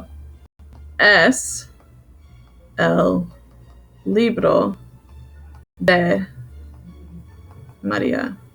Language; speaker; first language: Spanish; non-native, fluent; English